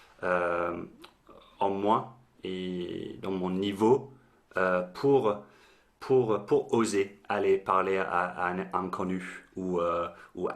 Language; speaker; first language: French; non-native, fluent; English